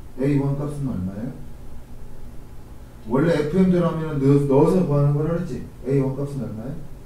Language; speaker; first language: Korean; native; Korean